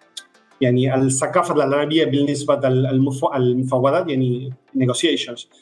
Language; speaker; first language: Arabic; non-native, fluent; Spanish